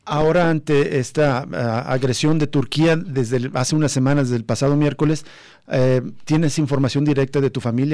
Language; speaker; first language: Spanish; native; Spanish